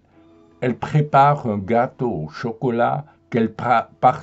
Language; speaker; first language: French; non-native, fluent; German